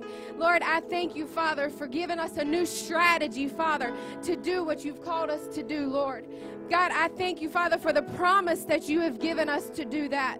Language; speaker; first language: English; native; English